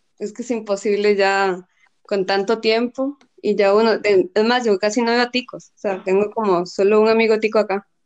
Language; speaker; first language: Spanish; native; Spanish